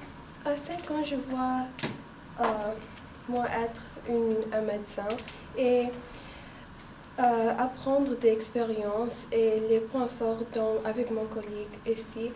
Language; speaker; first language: French; non-native, learner; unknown